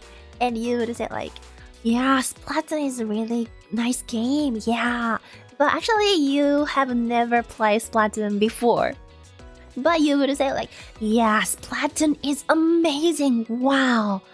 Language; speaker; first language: English; non-native, learner; Japanese